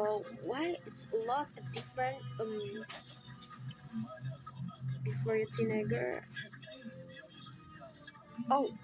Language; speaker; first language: English; non-native, learner; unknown